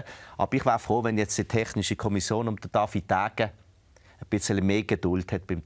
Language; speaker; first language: German; native; German